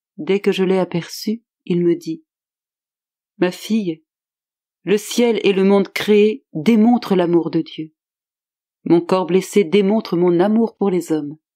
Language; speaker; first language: French; native; French